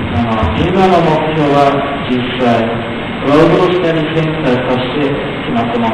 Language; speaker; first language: Japanese; non-native, learner; Thai